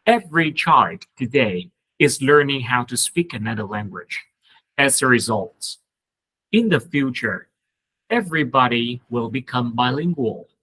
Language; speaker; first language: English; non-native, fluent; Vietnamese